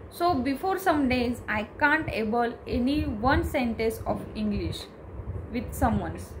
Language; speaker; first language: English; non-native, learner; Marathi